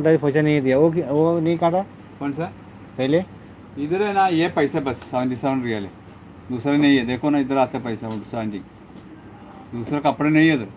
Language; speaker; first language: Hindi; non-native, learner; Bangla